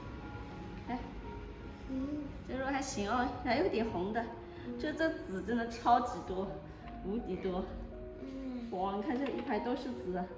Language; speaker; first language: Chinese; native; Chinese